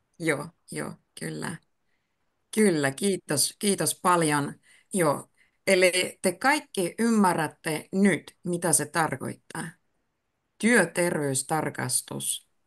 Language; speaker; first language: Finnish; non-native, fluent; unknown